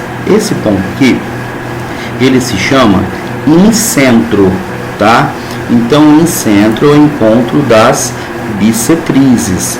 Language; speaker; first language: Portuguese; native; Portuguese